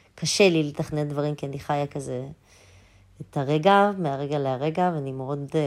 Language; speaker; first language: Hebrew; early bilingual, other home language; Azerbaijani